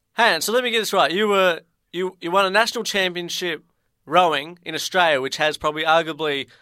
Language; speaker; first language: English; native; English